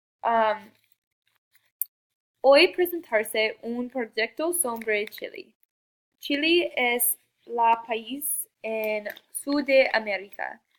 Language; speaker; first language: Spanish; non-native, learner; English